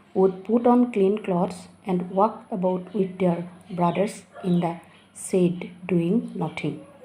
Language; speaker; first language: English; non-native, local second language; Assamese